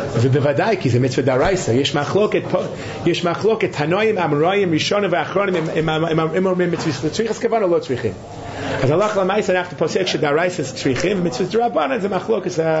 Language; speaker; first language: Hebrew; non-native, fluent; English